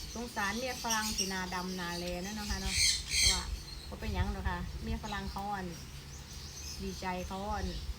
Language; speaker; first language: Thai; non-native, local second language; Northeastern Thai